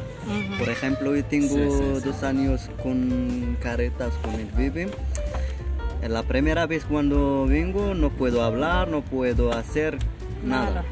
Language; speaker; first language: Spanish; non-native, learner; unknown